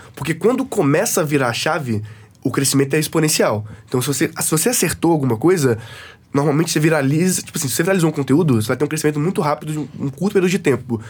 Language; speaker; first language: Portuguese; native; Portuguese